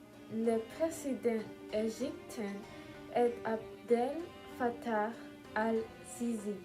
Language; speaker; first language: French; non-native, learner; Portuguese